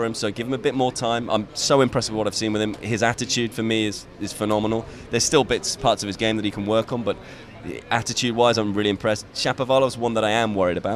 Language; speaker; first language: English; native; English